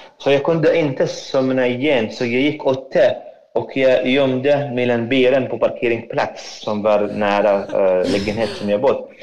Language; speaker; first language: Swedish; non-native, fluent; Arabic